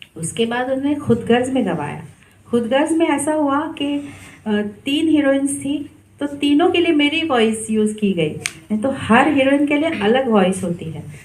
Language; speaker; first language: Hindi; non-native, local second language; Marathi